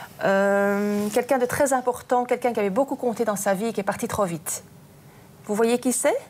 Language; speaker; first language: French; native; French